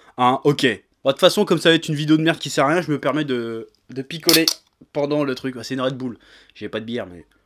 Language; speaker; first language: French; native; French